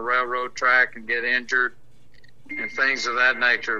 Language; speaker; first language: English; native; English